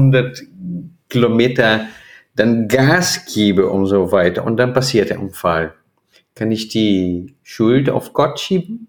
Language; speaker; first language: German; non-native, fluent; Portuguese